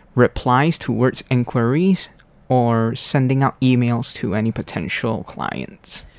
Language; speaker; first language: English; non-native, local second language; Cantonese